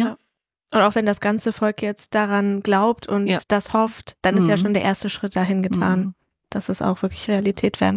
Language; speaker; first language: German; native; German